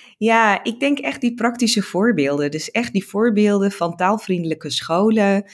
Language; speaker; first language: Dutch; early bilingual, other home language; Tigrinya